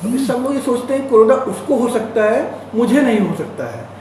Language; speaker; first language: Hindi; non-native, local second language; Marathi